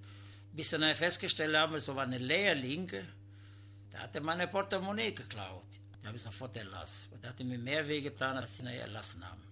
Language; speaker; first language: German; non-native, learner; Italian